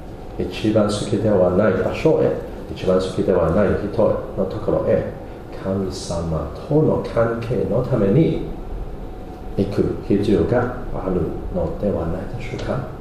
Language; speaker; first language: Japanese; non-native, fluent; English